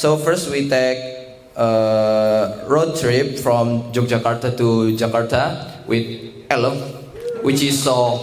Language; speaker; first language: English; non-native, learner; Indonesian